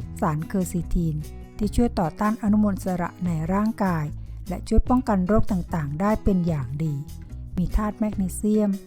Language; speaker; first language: Thai; native; Thai